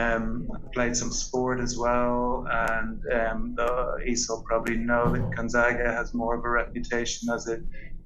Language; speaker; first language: English; native; English